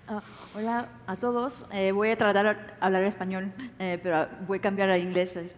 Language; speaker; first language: Spanish; early bilingual, heritage; English